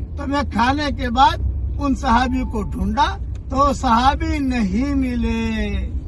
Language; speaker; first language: Urdu; non-native, local second language; Gujarati